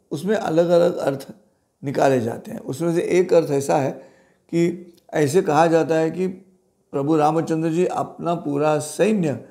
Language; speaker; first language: Hindi; non-native, local second language; Marathi